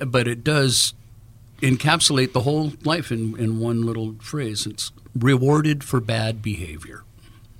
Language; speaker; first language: English; native; English